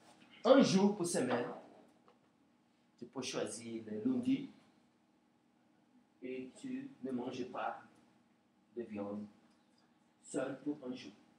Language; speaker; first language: French; non-native, learner; Portuguese